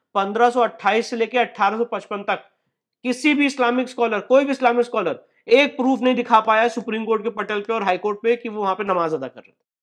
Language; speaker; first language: Hindi; native; Hindi